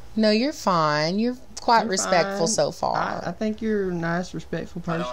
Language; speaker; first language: English; native; English